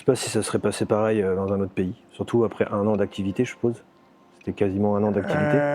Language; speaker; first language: French; native; French